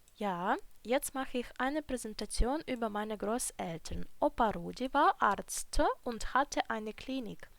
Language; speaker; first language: German; non-native, fluent; Ukrainian